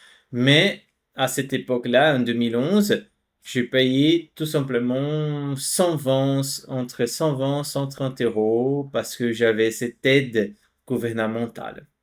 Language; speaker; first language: French; non-native, fluent; Portuguese